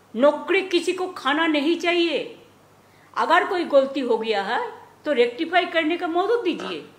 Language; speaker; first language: Hindi; non-native, local second language; Bangla